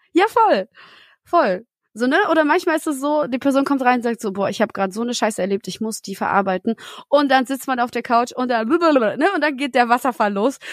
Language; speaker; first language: German; early bilingual, other home language; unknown